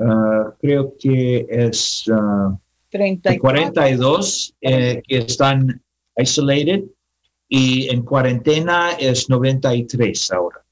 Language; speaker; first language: Spanish; non-native, learner; English